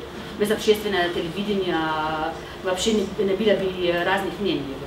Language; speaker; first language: Russian; non-native, fluent; Slovenian